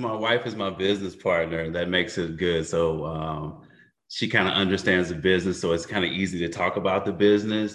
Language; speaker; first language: English; native; English